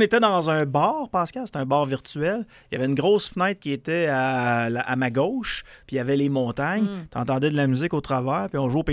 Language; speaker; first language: French; native; French